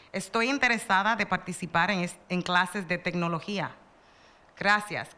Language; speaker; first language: English; early bilingual, other home language; Spanish